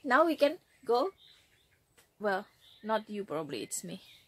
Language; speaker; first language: English; non-native, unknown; Indonesian